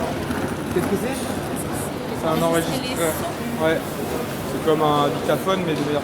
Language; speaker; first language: French; native; French